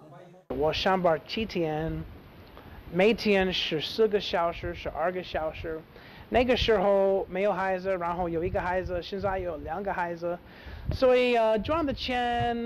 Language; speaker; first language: Chinese; non-native, learner; English